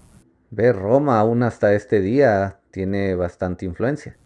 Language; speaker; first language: Spanish; native; Spanish